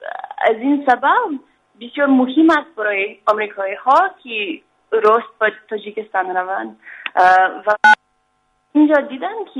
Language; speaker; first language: Persian; non-native, learner; English